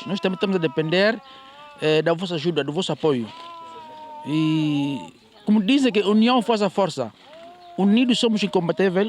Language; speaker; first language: Portuguese; native; Portuguese